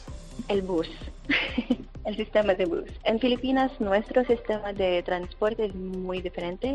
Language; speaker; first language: Spanish; non-native, fluent; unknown